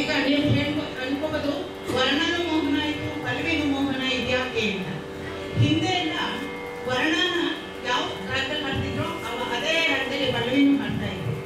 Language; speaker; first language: Kannada; native; Kannada